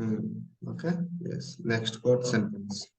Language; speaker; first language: English; non-native, local second language; Hindi